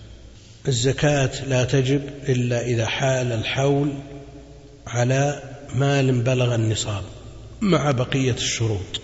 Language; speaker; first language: Arabic; native; Arabic